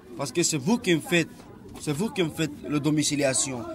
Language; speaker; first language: French; non-native, learner; Romany